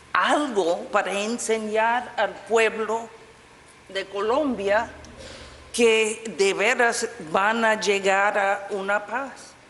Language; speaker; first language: Spanish; non-native, fluent; English